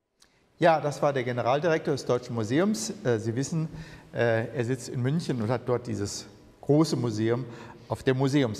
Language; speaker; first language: German; native; German